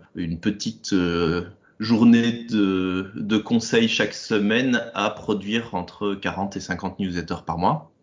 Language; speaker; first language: French; native; French